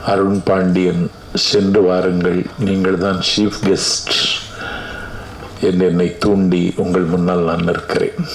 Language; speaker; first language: Tamil; native; Tamil